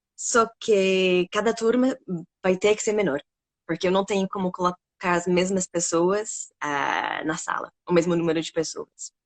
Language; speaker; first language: Portuguese; non-native, fluent; English